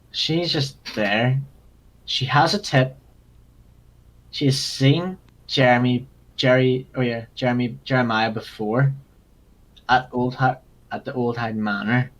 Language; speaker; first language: English; native; English